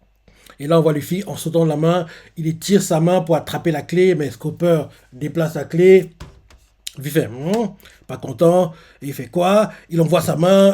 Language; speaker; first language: French; native; French